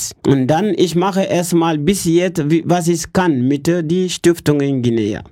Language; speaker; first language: German; non-native, learner; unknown